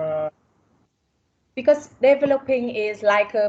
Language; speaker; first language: English; non-native, learner; Vietnamese